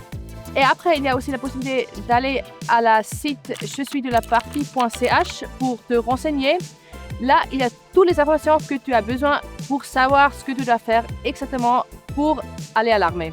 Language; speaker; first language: French; non-native, local second language; German